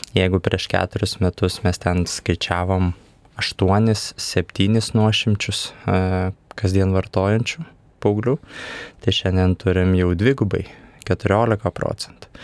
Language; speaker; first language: Lithuanian; native; Lithuanian